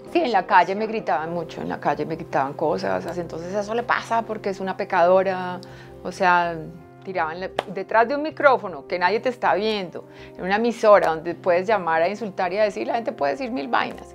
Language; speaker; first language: Spanish; native; Spanish